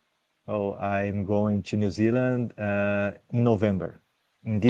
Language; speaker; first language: English; non-native, learner; Portuguese